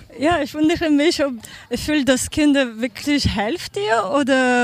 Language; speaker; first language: German; non-native, learner; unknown